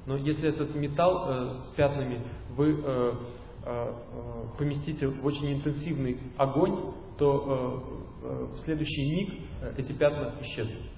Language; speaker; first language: Russian; native; Russian